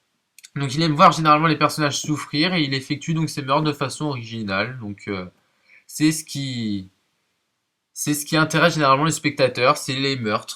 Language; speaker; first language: French; native; French